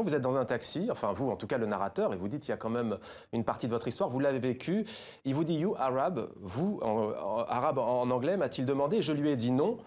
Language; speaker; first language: French; native; French